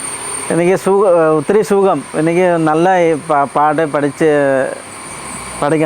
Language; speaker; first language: Malayalam; non-native, learner; Assamese